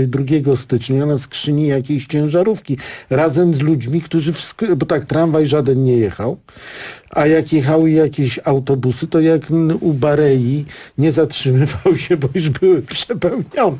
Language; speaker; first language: Polish; native; Polish